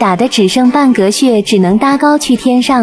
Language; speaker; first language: Chinese; native; Chinese